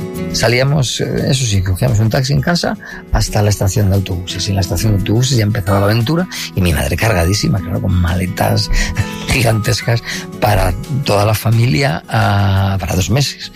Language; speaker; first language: Spanish; native; Spanish